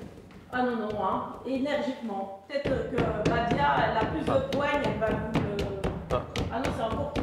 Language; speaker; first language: French; native; French